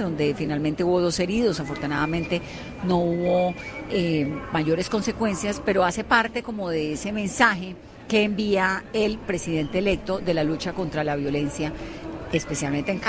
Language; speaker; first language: Spanish; native; Spanish